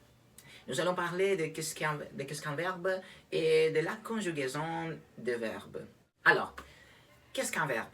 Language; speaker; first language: French; non-native, fluent; Spanish